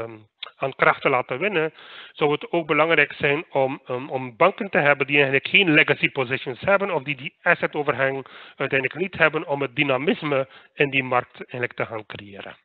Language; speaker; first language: Dutch; native; Dutch